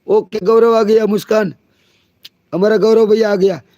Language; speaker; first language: Hindi; non-native, local second language; Gujarati